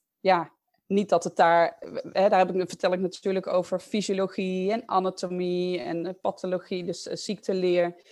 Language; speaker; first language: Dutch; native; Dutch